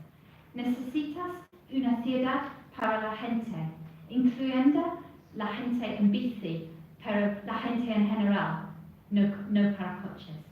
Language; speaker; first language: Spanish; non-native, fluent; English